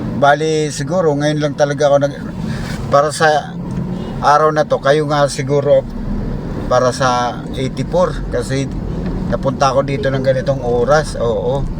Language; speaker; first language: Filipino; native; Filipino